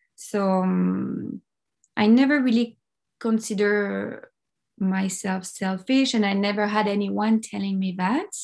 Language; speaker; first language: English; non-native, fluent; French